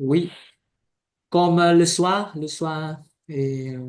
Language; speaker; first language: French; non-native, learner; Vietnamese